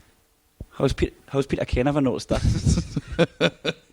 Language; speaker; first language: English; native; English